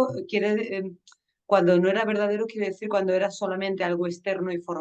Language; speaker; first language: Spanish; native; Spanish